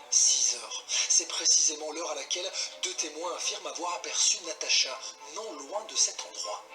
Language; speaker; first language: French; native; French